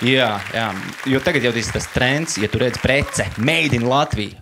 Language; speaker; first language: Latvian; native; Latvian